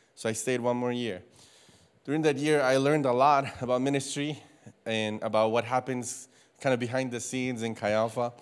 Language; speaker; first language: English; non-native, fluent; Spanish